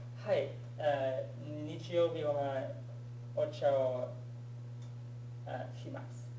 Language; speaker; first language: Japanese; non-native, learner; English